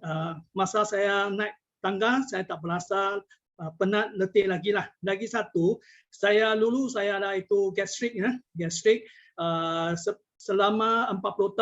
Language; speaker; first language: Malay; non-native, local second language; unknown